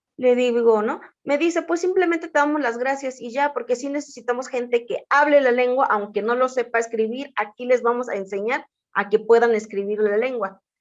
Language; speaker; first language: Spanish; non-native, local second language; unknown